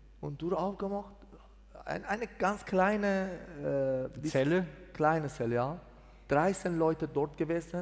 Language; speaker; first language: German; non-native, learner; Persian